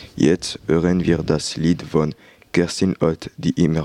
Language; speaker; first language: German; non-native, learner; French